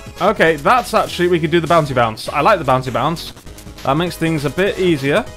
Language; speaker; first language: English; native; English